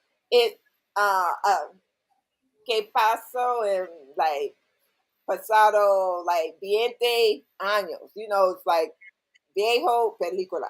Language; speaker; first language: Spanish; non-native, learner; English